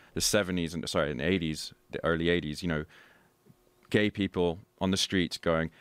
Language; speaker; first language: English; native; English